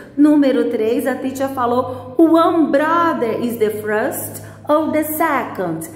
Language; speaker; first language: English; non-native, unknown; Portuguese